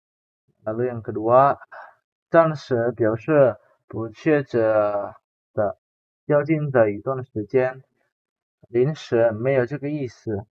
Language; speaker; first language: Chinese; non-native, fluent; Indonesian